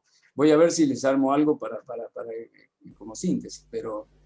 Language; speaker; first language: Spanish; native; Spanish